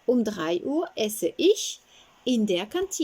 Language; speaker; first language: German; non-native, fluent; French